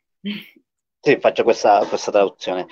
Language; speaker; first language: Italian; non-native, learner; Spanish